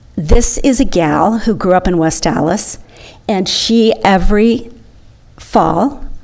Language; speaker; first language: English; native; English